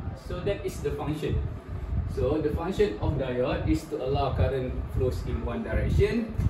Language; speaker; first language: English; non-native, local second language; Malay